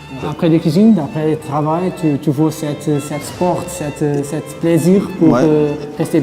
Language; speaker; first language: French; non-native, learner; Portuguese